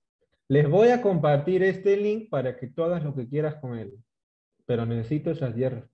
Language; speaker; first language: Spanish; native; Spanish